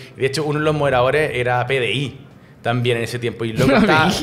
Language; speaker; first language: Spanish; native; Spanish